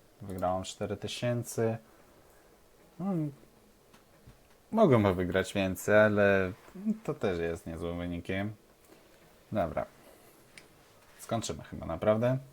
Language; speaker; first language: Polish; non-native, fluent; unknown